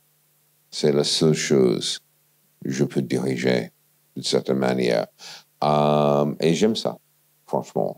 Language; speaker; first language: French; non-native, fluent; English